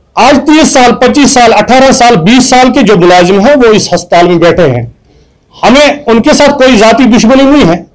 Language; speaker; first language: Urdu; non-native, local second language; Kashmiri